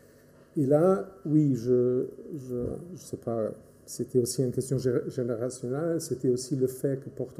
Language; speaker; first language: French; non-native, fluent; Portuguese